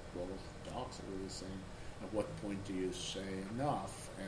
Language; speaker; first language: English; non-native, fluent; Russian